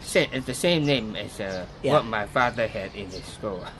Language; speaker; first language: English; non-native, local second language; Cantonese